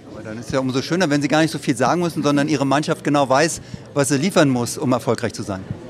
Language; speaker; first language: German; native; German